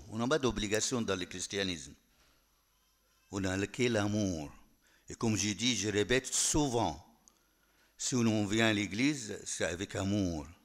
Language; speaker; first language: French; non-native, fluent; Arabic